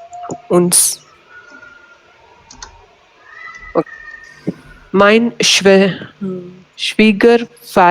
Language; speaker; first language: German; non-native, learner; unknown